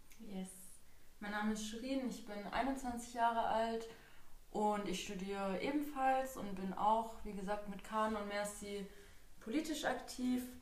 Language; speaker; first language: German; native; German